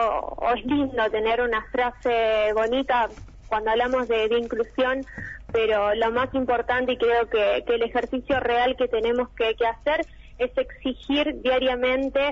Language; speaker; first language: Spanish; native; Spanish